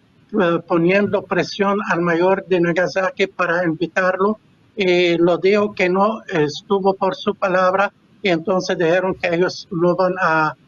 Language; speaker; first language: Spanish; non-native, fluent; Arabic